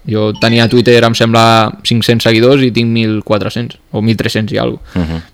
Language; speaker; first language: Catalan; native; Catalan